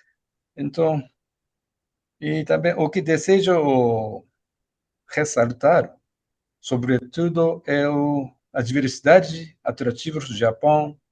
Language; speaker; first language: Portuguese; non-native, fluent; Japanese